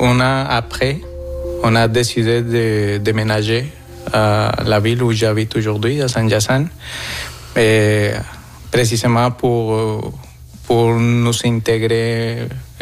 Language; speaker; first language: French; non-native, fluent; Spanish